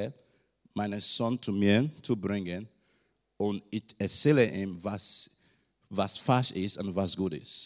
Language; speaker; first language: German; non-native, learner; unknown